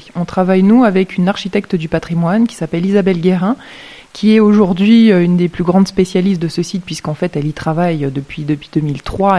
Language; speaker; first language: French; native; French